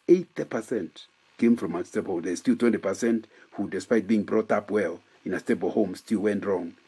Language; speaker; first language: English; non-native, local second language; Kikuyu